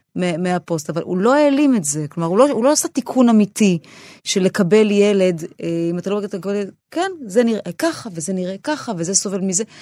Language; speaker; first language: Hebrew; native; Hebrew